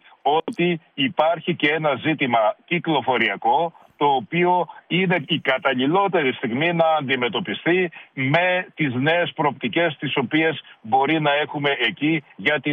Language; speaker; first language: Greek; native; Greek